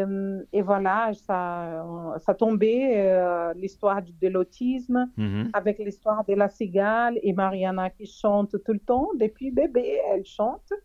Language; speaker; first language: French; non-native, fluent; Portuguese